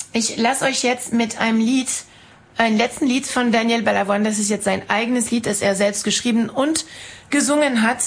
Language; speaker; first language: German; non-native, fluent; French